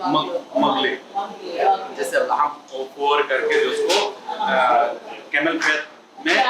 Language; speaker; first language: Hindi; non-native, fluent; Bangla